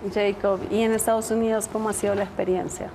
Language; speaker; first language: Spanish; native; Spanish